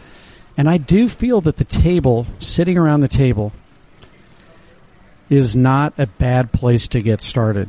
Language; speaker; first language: English; native; English